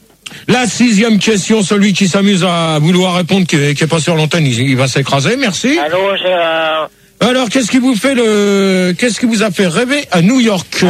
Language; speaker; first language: French; native; French